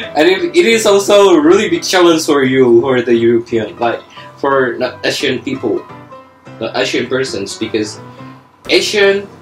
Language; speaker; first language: English; non-native, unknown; Indonesian